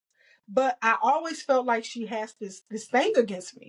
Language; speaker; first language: English; native; English